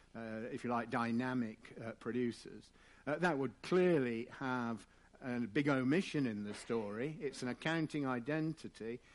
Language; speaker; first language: English; native; English